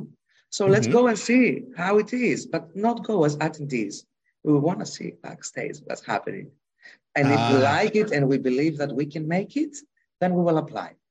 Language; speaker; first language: English; non-native, fluent; Greek